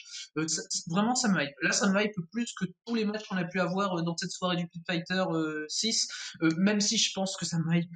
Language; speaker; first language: French; native; French